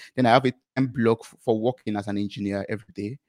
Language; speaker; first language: English; non-native, local second language; Yoruba